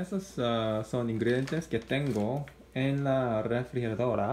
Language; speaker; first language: Spanish; non-native, learner; Korean